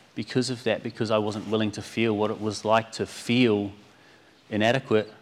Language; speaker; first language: English; native; English